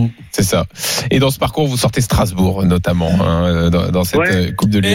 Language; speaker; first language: French; native; French